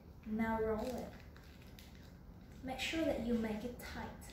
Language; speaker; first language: English; non-native, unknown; Vietnamese